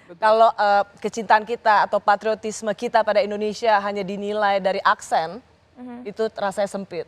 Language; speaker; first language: Indonesian; native; Indonesian